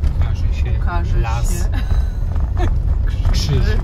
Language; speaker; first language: Polish; native; Polish